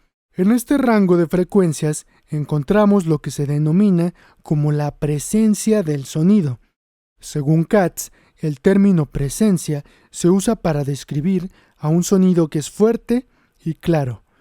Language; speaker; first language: Spanish; native; Spanish